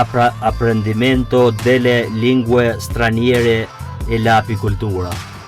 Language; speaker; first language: Italian; non-native, fluent; Albanian